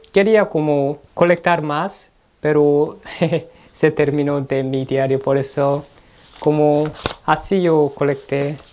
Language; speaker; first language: Spanish; non-native, learner; Korean